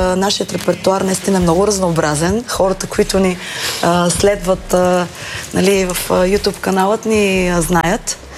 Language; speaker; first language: Bulgarian; native; Bulgarian